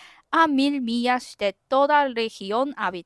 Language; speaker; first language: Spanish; non-native, fluent; Korean